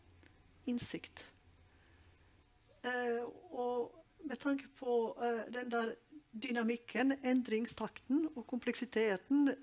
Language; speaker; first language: Norwegian; non-native, fluent; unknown